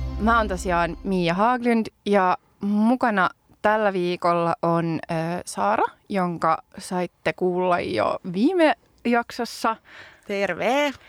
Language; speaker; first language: Finnish; non-native, local second language; Swedish